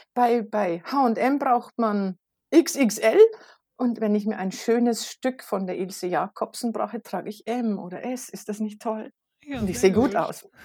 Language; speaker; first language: German; native; German